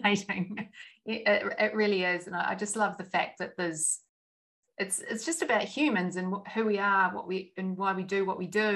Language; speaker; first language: English; native; English